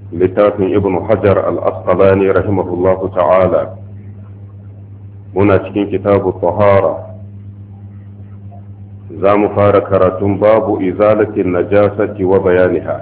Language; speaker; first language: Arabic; non-native, fluent; Hausa